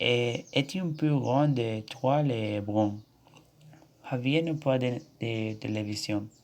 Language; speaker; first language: French; non-native, learner; Spanish